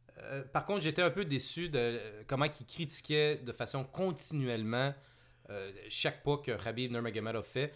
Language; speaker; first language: French; native; French